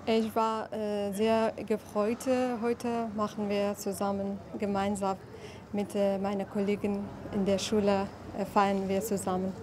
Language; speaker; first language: German; non-native, learner; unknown